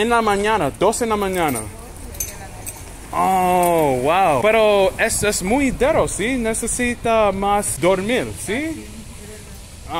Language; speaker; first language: Spanish; non-native, learner; English